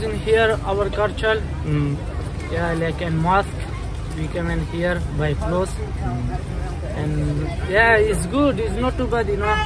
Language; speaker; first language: English; non-native, learner; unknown